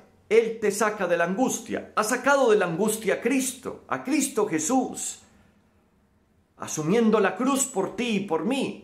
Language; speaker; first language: Spanish; native; Spanish